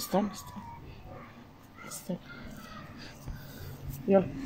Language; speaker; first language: Arabic; native; Arabic